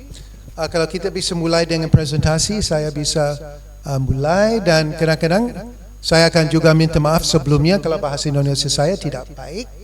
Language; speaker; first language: Indonesian; non-native, fluent; English